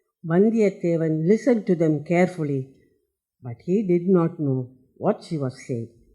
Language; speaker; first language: English; non-native, local second language; Tamil